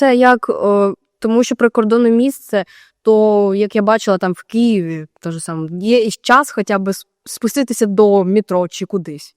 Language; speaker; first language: Ukrainian; native; Ukrainian